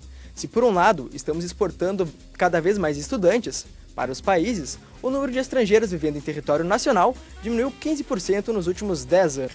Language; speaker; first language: Portuguese; native; Portuguese